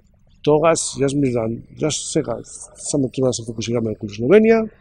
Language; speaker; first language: Macedonian; non-native, learner; Spanish